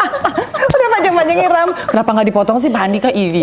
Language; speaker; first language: Indonesian; native; Indonesian